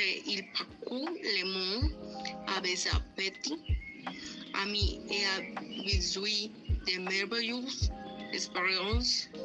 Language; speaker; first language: French; non-native, learner; Spanish